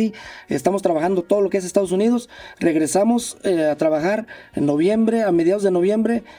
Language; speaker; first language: Spanish; native; Spanish